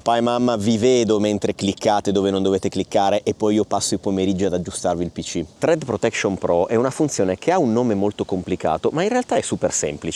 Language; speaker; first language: Italian; native; Italian